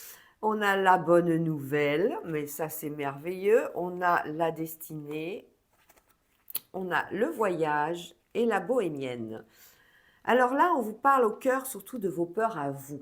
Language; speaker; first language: French; native; French